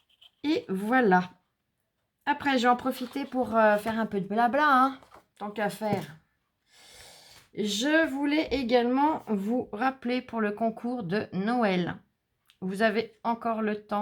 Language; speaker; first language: French; native; French